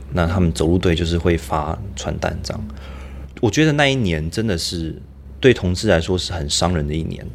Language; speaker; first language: Chinese; native; Chinese